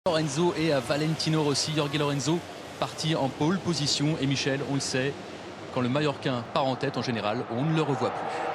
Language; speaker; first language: French; native; French